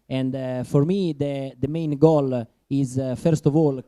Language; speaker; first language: English; non-native, learner; Italian